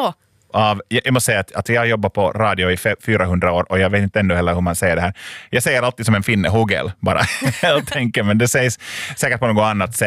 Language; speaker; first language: Swedish; native; Swedish